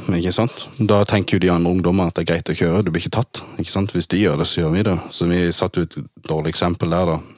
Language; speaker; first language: Norwegian; early bilingual, other home language; German